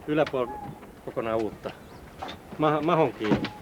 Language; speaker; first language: Finnish; native; Finnish